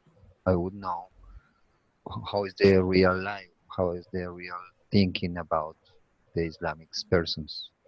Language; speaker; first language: English; non-native, learner; Spanish